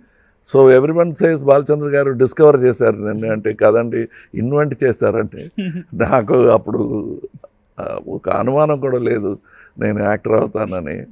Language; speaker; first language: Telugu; non-native, local second language; Tamil